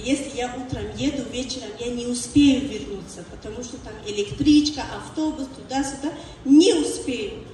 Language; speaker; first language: Russian; non-native, learner; Tajik